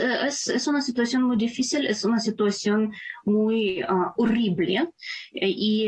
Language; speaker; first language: Spanish; non-native, fluent; Ukrainian